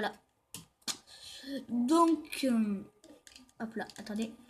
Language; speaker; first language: French; native; French